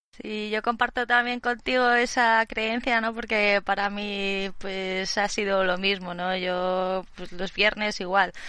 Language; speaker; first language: Spanish; native; Spanish